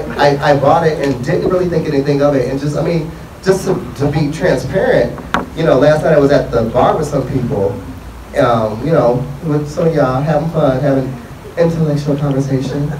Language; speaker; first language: English; native; English